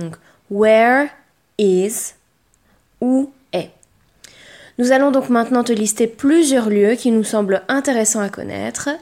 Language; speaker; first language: French; native; French